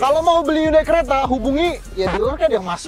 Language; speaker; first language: Indonesian; native; Indonesian